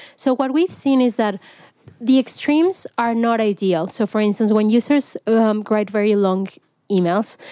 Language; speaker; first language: English; non-native, fluent; Spanish